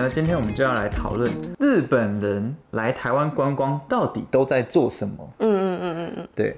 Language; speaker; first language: Chinese; native; Chinese